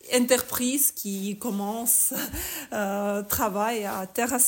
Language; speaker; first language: French; non-native, learner; Ukrainian